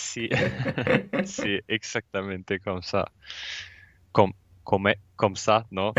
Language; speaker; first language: Spanish; non-native, learner; Swedish